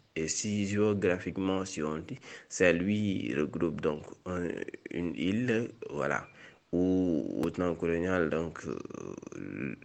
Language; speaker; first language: French; non-native, local second language; Wolof